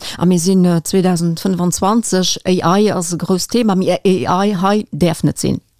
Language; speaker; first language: Luxembourgish; native; Luxembourgish